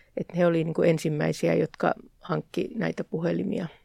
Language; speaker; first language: Finnish; native; Finnish